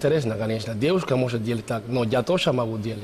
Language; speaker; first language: Russian; non-native, learner; Spanish